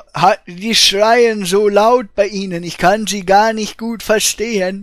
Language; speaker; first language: German; native; German